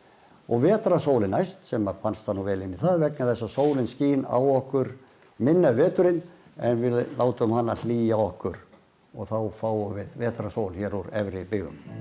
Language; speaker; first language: Icelandic; native; Icelandic